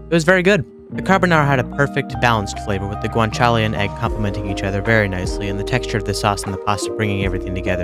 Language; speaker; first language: English; native; English